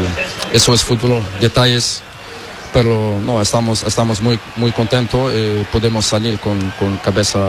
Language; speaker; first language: Spanish; non-native, learner; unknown